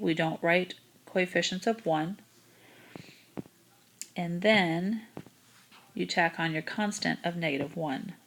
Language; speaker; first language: English; native; English